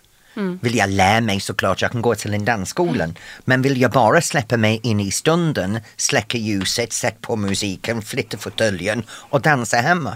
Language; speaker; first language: Swedish; non-native, fluent; English